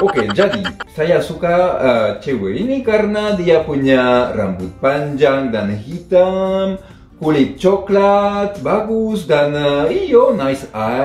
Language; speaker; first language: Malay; non-native, learner; French